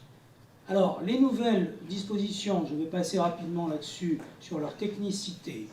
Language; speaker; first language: French; native; French